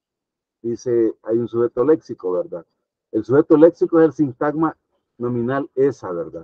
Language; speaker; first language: Spanish; native; Spanish